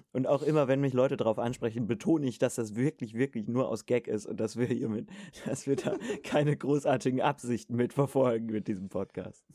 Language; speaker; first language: German; native; German